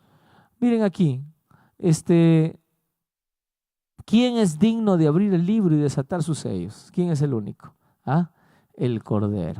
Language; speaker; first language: Spanish; native; Spanish